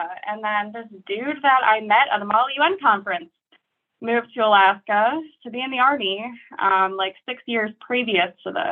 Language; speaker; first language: English; native; English